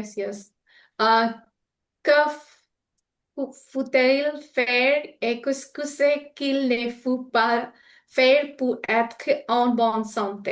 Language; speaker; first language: French; non-native, learner; Persian